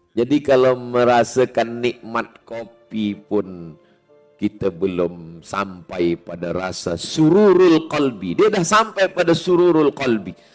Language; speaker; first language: Malay; native; Malay